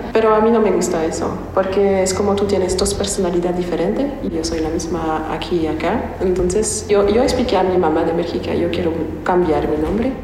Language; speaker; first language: Spanish; non-native, learner; French